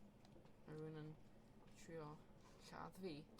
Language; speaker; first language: Welsh; non-native, learner; English